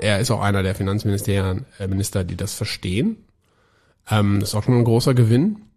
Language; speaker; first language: German; native; German